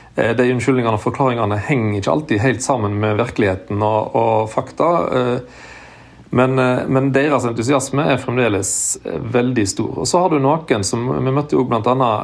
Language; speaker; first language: Norwegian; native; Norwegian